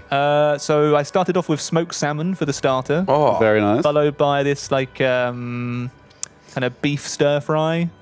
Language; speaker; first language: English; native; English